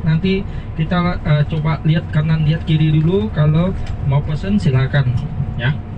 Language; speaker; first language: Indonesian; non-native, learner; Vietnamese